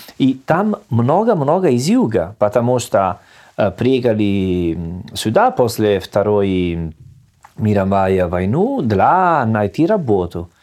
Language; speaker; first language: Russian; non-native, learner; Italian